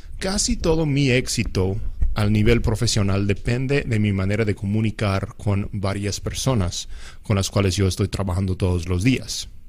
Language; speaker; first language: Spanish; non-native, fluent; English